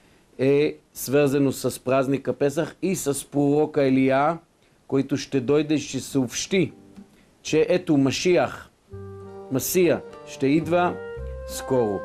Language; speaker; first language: Bulgarian; non-native, fluent; Hebrew